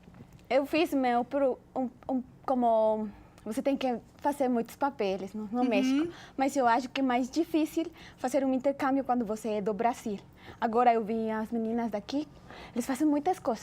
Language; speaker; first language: Portuguese; non-native, learner; Spanish